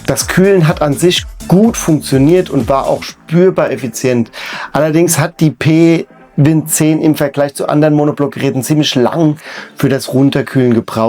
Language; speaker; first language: German; native; German